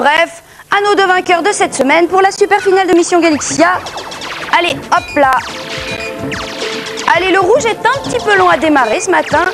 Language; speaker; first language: French; native; French